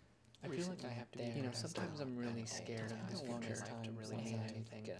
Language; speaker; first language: English; native; English